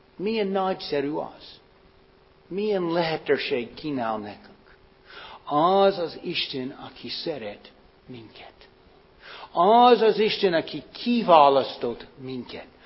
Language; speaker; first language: Hungarian; non-native, fluent; English